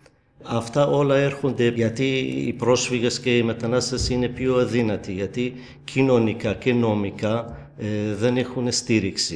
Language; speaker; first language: Greek; non-native, fluent; Kurdish